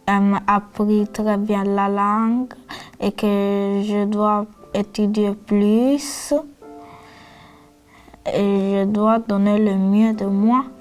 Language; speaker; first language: French; non-native, learner; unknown